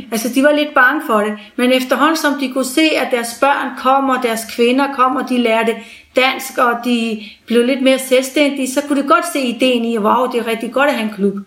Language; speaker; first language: Danish; early bilingual, other home language; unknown